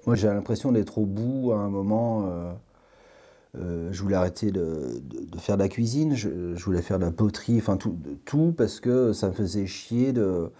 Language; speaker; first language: French; native; French